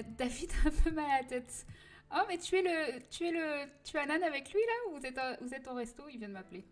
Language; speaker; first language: French; native; French